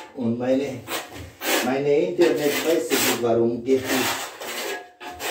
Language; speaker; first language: German; non-native, learner; Romanian